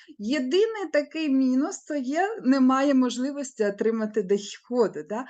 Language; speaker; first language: Ukrainian; non-native, local second language; Russian